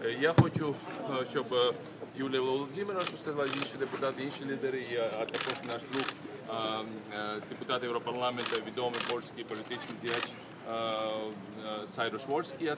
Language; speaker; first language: Ukrainian; non-native, fluent; Georgian